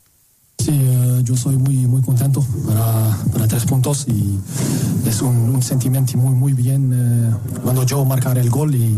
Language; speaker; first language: Spanish; non-native, learner; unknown